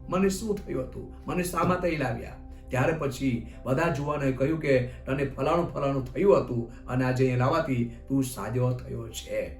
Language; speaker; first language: Gujarati; non-native, local second language; Gamit